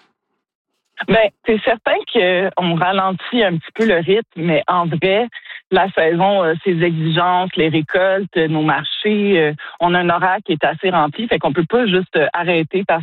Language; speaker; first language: French; native; French